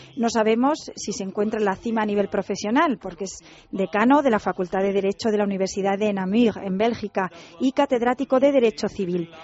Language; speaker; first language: Spanish; native; Spanish